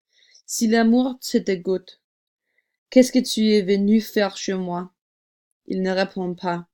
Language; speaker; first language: French; non-native, learner; English